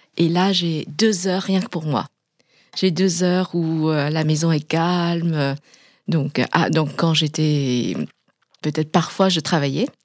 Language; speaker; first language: French; early bilingual, other home language; Vietnamese